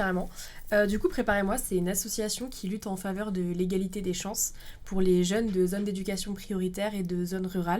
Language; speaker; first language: French; native; French